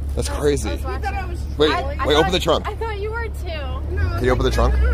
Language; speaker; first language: English; native; English